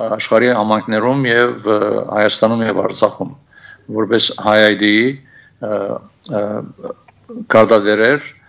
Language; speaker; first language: Armenian; early bilingual, heritage; Armenian